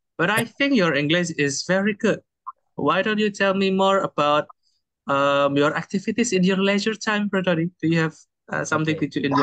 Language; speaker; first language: English; non-native, learner; Indonesian